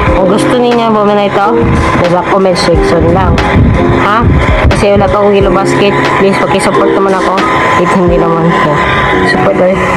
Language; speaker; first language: Filipino; non-native, local second language; Cebuano